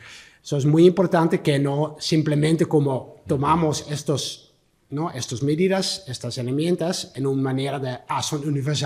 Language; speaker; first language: Spanish; non-native, learner; Dutch